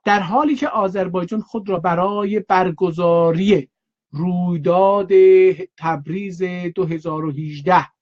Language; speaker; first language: Persian; non-native, local second language; Azerbaijani